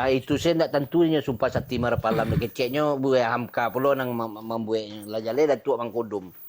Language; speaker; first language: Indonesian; non-native, local second language; Minangkabau